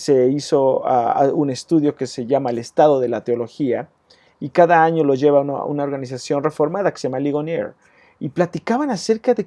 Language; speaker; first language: Spanish; native; Spanish